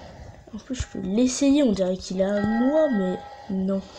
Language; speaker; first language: French; native; French